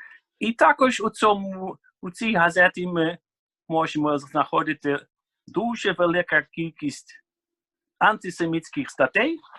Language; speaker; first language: Ukrainian; non-native, fluent; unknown